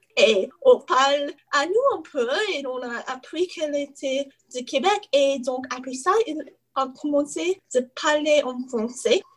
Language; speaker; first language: French; non-native, learner; English